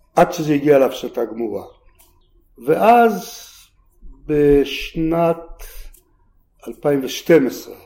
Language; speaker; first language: Hebrew; native; Hebrew